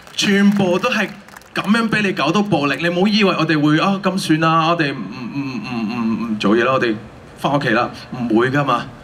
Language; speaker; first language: Cantonese; non-native, fluent; Spanish